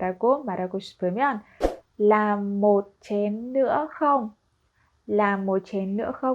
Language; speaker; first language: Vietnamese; non-native, fluent; Korean